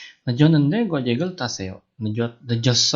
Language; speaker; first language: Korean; non-native, fluent; Indonesian